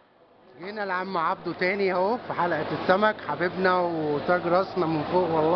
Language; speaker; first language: Arabic; native; Arabic